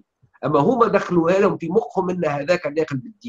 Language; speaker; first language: Arabic; native; Arabic